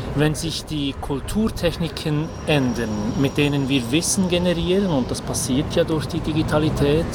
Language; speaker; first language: German; native; German